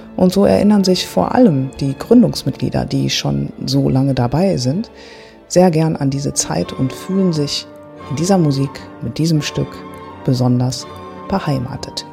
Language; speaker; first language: German; native; German